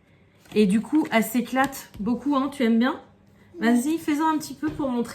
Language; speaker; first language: French; native; French